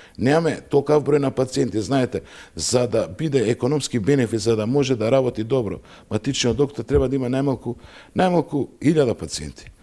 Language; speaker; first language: Macedonian; native; Macedonian